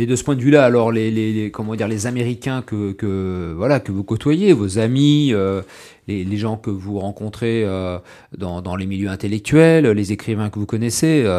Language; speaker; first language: French; native; French